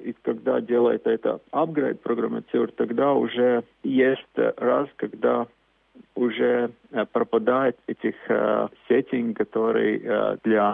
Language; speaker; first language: Russian; non-native, local second language; Latvian